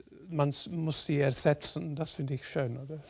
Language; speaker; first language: German; non-native, fluent; English